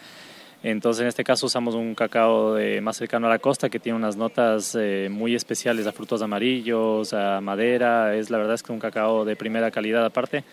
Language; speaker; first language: Spanish; native; Spanish